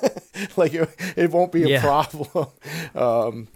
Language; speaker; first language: English; native; English